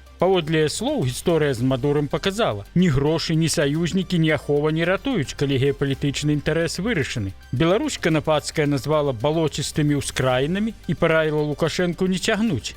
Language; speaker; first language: Belarusian; native; Belarusian